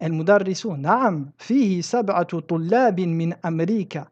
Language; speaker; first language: Arabic; non-native, fluent; French